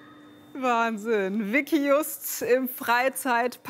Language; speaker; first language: German; native; German